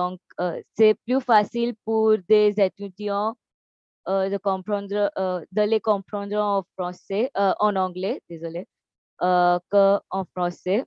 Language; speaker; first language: French; non-native, learner; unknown